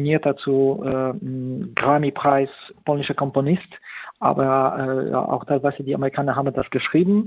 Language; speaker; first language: German; non-native, fluent; Polish